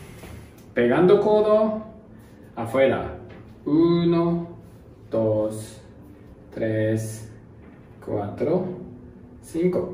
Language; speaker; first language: Spanish; non-native, learner; Japanese